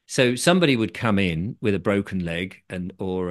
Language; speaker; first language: English; native; English